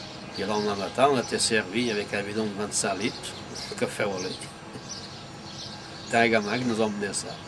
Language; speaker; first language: French; non-native, fluent; Portuguese